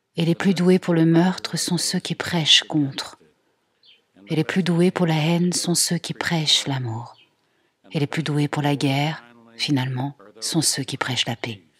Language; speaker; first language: French; native; French